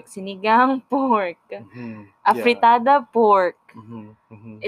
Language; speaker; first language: English; non-native, local second language; Filipino